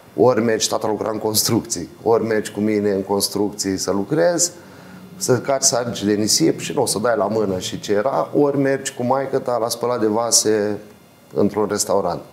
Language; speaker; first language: Romanian; native; Romanian